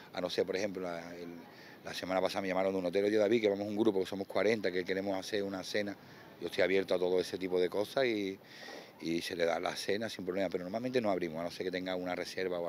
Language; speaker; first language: Spanish; native; Spanish